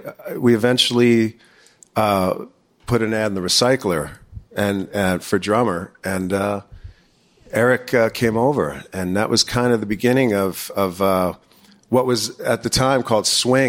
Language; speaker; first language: English; native; English